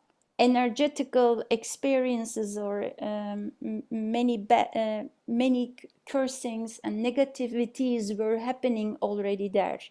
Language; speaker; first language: English; non-native, fluent; Turkish